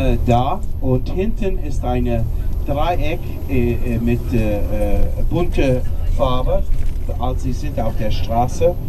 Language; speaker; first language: German; non-native, learner; English